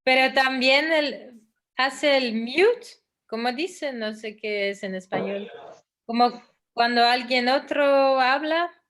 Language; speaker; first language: Spanish; non-native, fluent; Dutch